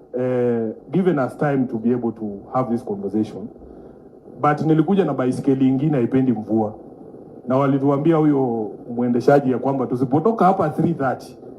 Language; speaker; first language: Swahili; non-native, local second language; Luyia